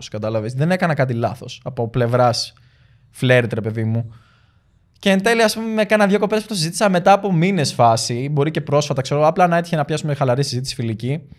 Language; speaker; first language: Greek; early bilingual, other home language; Albanian